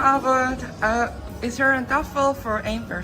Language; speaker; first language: Dutch; non-native, learner; Korean